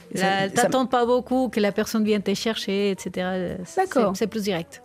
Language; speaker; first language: French; non-native, fluent; Spanish